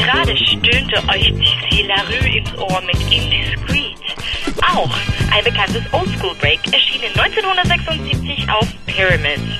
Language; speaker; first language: German; native; German